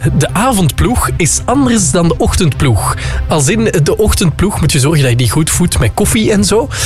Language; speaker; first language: Dutch; native; Dutch